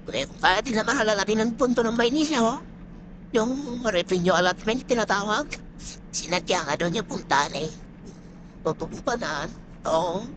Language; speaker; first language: Filipino; native; Filipino